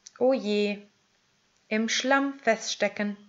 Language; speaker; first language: German; native; German